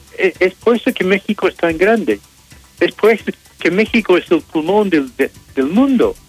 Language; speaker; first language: Spanish; non-native, fluent; English